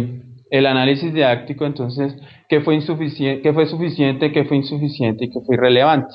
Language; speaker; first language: Spanish; native; Spanish